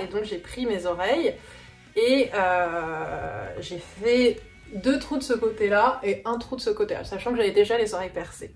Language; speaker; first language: French; native; French